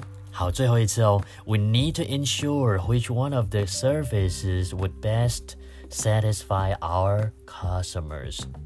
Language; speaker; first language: English; non-native, fluent; Chinese